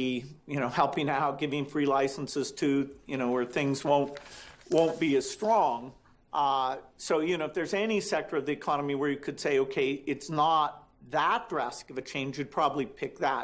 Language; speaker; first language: English; native; English